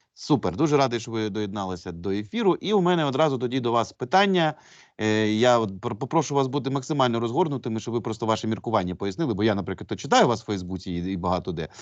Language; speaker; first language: Ukrainian; native; Ukrainian